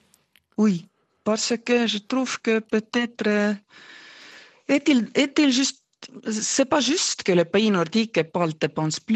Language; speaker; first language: French; non-native, fluent; Estonian